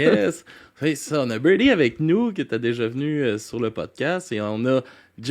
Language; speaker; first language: French; native; French